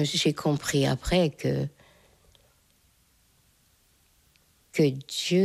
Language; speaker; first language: French; non-native, fluent; Hungarian